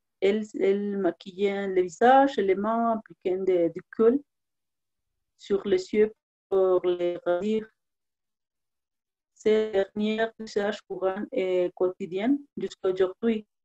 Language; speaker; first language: French; non-native, learner; Spanish